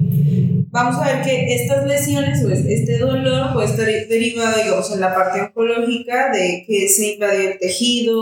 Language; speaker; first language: Spanish; native; Spanish